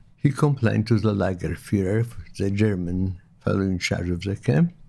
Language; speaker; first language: English; non-native, fluent; Lithuanian